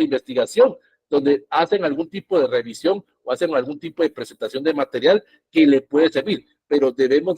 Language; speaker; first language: Spanish; native; Spanish